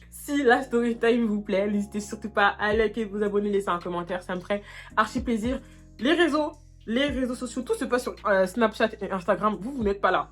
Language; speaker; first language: French; native; French